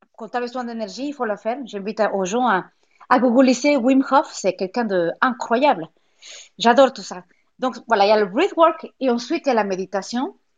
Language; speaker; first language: French; non-native, fluent; Spanish